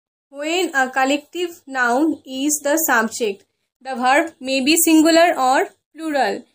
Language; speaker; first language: English; non-native, local second language; Bangla